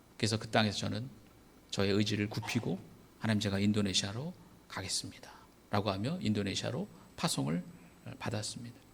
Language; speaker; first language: Korean; native; Korean